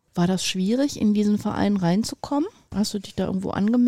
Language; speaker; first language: German; native; German